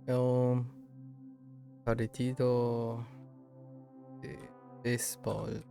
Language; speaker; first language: Spanish; non-native, learner; English